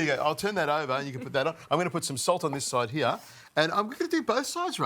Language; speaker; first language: English; native; English